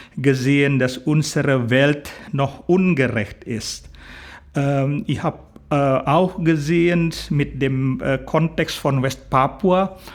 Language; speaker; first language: German; non-native, learner; Indonesian